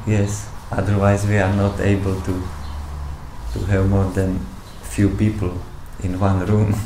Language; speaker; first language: English; non-native, learner; Slovak